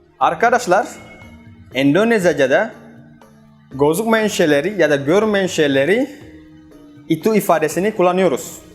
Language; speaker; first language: Turkish; non-native, fluent; Indonesian